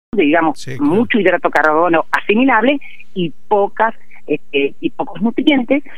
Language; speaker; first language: Spanish; native; Spanish